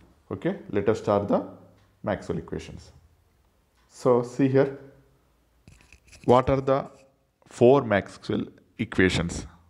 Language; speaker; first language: English; non-native, local second language; Telugu